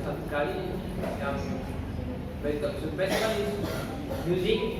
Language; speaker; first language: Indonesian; non-native, learner; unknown